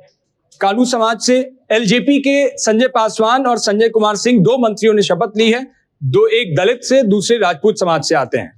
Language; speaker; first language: Hindi; native; Hindi